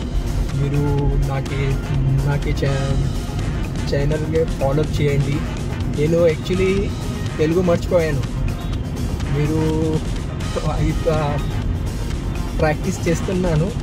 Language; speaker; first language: Telugu; non-native, local second language; Kannada